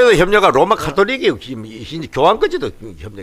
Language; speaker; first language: Korean; native; Korean